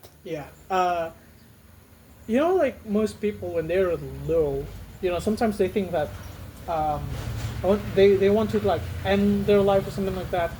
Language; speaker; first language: English; non-native, fluent; Indonesian